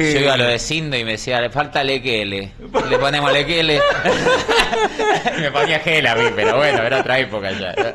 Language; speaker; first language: Spanish; native; Spanish